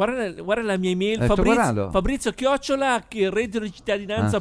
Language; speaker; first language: Italian; native; Italian